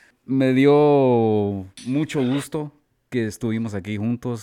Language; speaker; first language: Spanish; early bilingual, heritage; Spanish